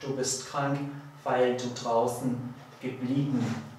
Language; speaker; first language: German; non-native, fluent; Polish